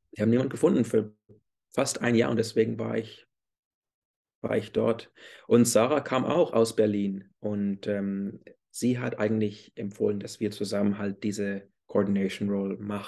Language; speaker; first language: German; early bilingual, heritage; English